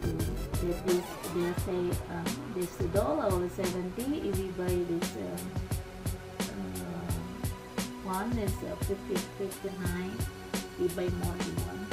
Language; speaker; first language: English; non-native, learner; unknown